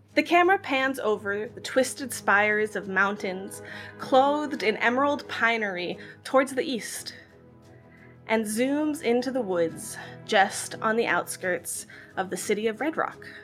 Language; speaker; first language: English; non-native, fluent; Hebrew